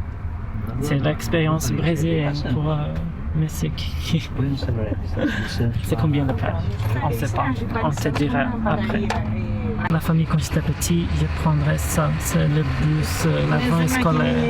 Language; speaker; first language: French; non-native, fluent; Portuguese